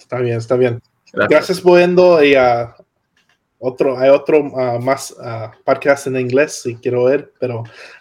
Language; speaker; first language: Spanish; non-native, learner; English